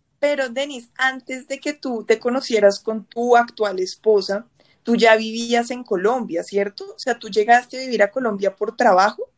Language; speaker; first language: Spanish; native; Spanish